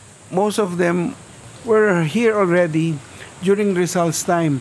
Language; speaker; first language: English; non-native, local second language; Filipino